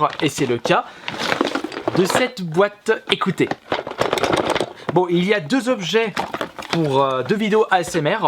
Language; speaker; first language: French; native; French